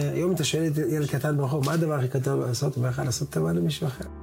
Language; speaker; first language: Hebrew; native; Hebrew